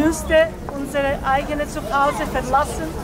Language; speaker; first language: German; non-native, learner; Ukrainian